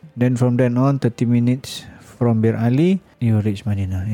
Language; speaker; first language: English; non-native, local second language; Malay